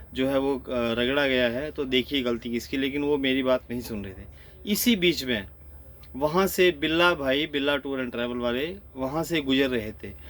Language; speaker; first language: Hindi; native; Hindi